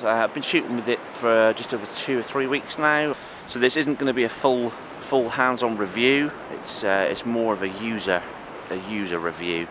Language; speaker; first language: English; native; English